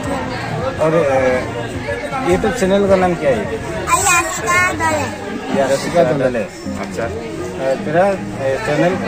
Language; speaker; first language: Hindi; non-native, local second language; Assamese